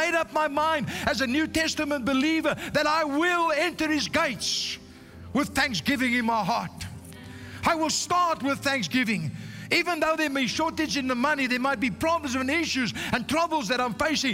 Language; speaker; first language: English; non-native, local second language; Afrikaans